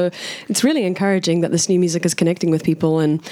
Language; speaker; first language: English; native; English